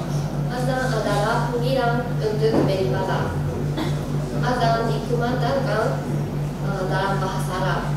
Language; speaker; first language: Indonesian; non-native, learner; Japanese